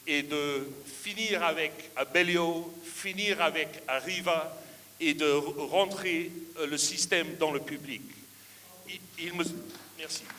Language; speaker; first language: French; non-native, fluent; English